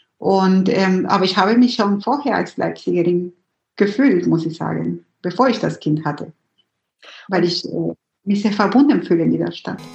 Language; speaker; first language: German; non-native, fluent; Spanish